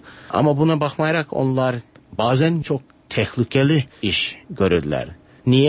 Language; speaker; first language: Turkish; non-native, fluent; English